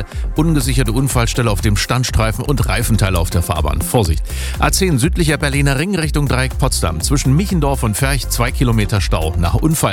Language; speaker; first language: German; native; German